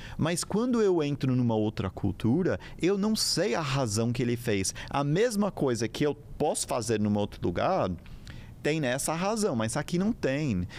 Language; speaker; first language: Portuguese; non-native, fluent; English